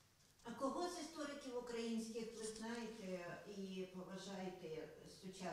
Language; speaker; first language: Ukrainian; native; Ukrainian